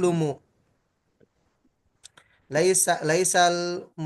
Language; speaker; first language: Arabic; non-native, learner; Indonesian